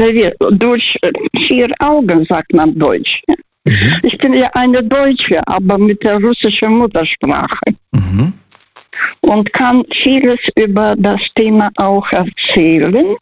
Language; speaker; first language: German; non-native, fluent; Russian